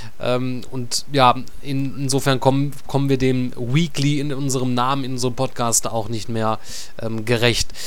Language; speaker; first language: German; native; German